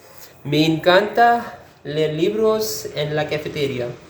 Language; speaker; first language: Spanish; non-native, learner; Urdu